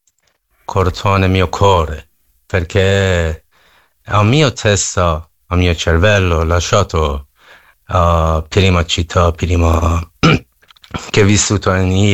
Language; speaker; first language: Italian; non-native, learner; Persian